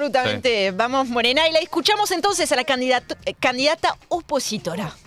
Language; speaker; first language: Spanish; native; Spanish